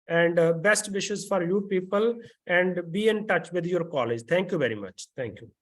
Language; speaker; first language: English; non-native, local second language; Punjabi